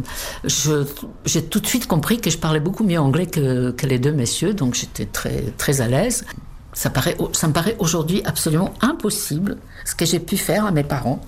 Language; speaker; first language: French; non-native, fluent; Czech